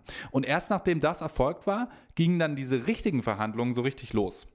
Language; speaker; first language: German; native; German